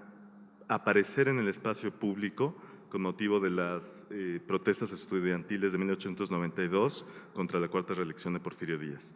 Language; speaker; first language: Spanish; native; Spanish